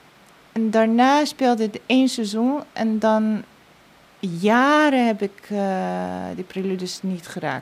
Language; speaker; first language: Dutch; non-native, fluent; Georgian